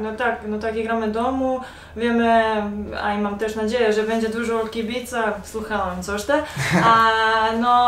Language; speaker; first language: Polish; non-native, learner; Serbian